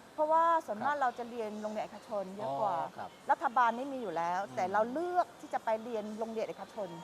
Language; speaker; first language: Thai; non-native, fluent; Malay